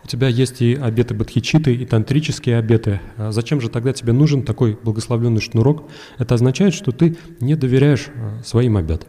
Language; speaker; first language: Russian; native; Russian